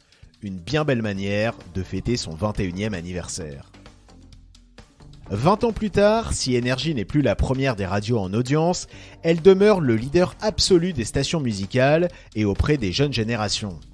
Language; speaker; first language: French; native; French